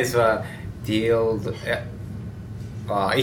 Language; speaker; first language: German; non-native, fluent; English